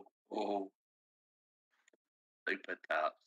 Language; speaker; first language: English; native; English